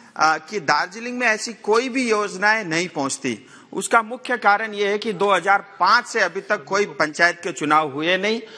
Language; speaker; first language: Hindi; non-native, local second language; Nepali